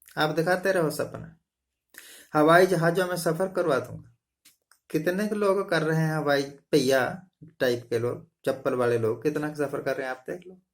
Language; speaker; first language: Hindi; non-native, local second language; Punjabi